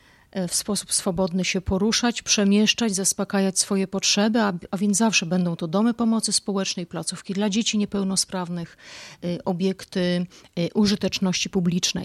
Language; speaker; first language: Polish; native; Polish